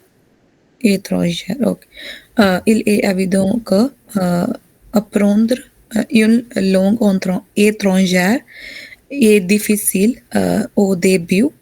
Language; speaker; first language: French; non-native, learner; Hindi